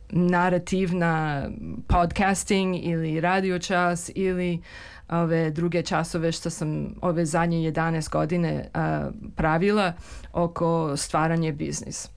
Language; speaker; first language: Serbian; early bilingual, heritage; English